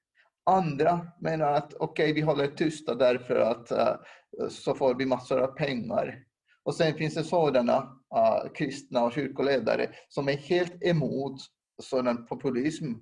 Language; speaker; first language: Swedish; non-native, local second language; Finnish